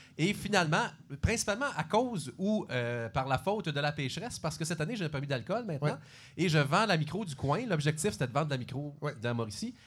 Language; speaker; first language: French; native; French